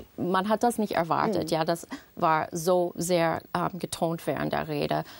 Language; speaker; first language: German; non-native, fluent; English